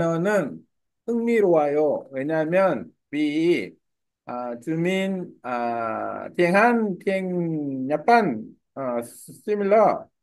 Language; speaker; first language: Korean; non-native, learner; Vietnamese